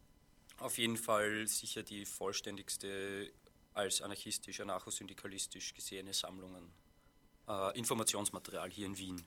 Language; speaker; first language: German; native; German